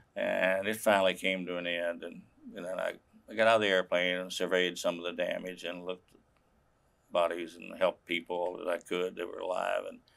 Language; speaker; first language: English; native; English